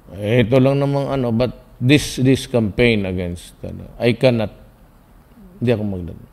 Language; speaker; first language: Filipino; non-native, local second language; Cebuano